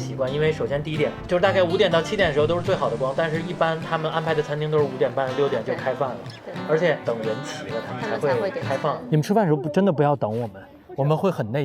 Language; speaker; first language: Chinese; native; Chinese